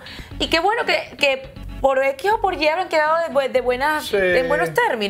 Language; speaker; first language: Spanish; native; Spanish